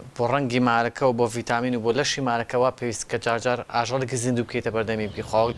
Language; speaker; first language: Central Kurdish; native; Central Kurdish